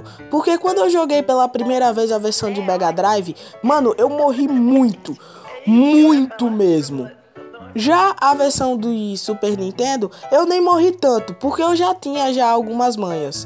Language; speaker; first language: Portuguese; native; Portuguese